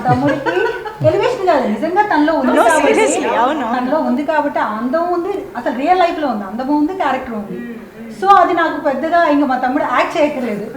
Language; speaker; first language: Telugu; native; Telugu